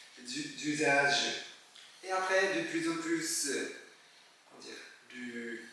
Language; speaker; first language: French; non-native, learner; Japanese